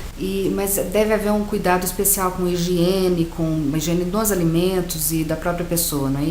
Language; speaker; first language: Portuguese; native; Portuguese